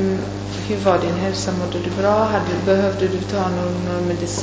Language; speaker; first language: Swedish; non-native, fluent; Italian